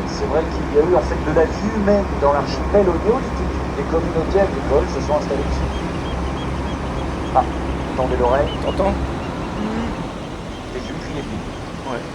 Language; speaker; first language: French; native; French